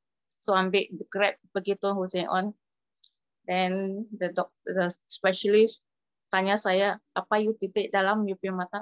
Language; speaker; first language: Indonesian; non-native, local second language; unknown